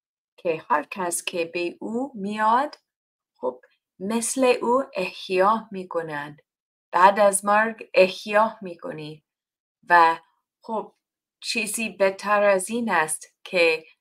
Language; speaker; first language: Persian; non-native, learner; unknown